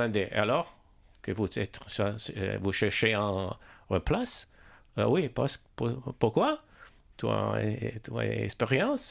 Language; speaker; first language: French; non-native, learner; Italian